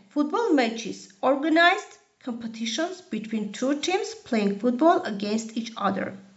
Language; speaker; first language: English; non-native, fluent; Armenian